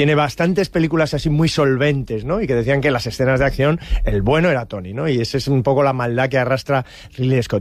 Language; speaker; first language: Spanish; native; Spanish